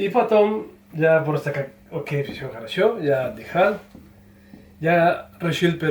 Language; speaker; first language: Russian; non-native, learner; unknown